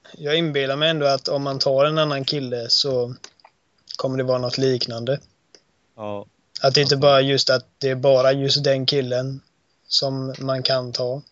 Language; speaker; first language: Swedish; native; Swedish